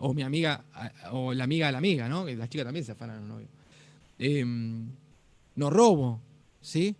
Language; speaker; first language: Spanish; native; Spanish